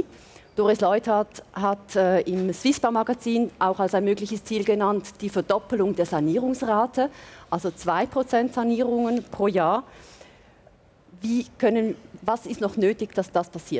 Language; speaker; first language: German; native; German